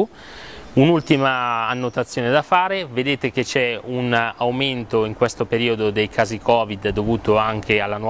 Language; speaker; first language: Italian; native; Italian